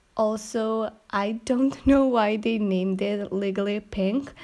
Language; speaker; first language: English; non-native, fluent; Serbian